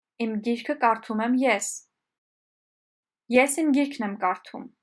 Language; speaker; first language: Armenian; non-native, fluent; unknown